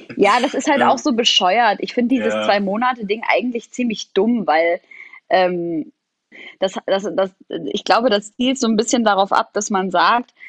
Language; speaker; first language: German; non-native, fluent; Arabic